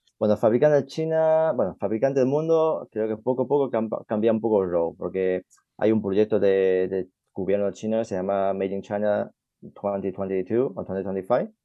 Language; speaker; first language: Spanish; non-native, fluent; Chinese